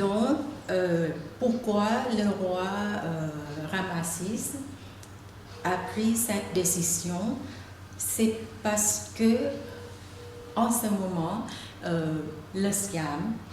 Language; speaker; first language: French; non-native, fluent; Thai